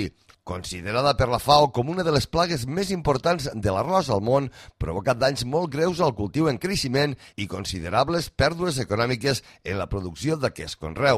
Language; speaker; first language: Catalan; native; Catalan